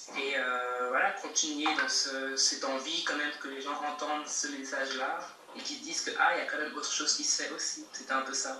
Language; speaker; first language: French; native; French